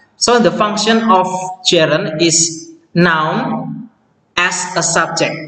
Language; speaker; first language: English; non-native, fluent; Indonesian